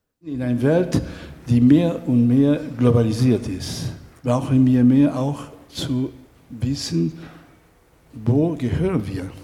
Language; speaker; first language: German; non-native, fluent; Spanish